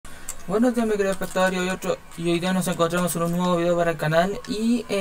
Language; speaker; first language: Spanish; native; Spanish